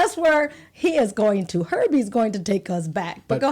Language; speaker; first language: English; native; English